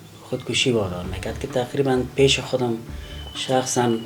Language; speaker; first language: Persian; native; Persian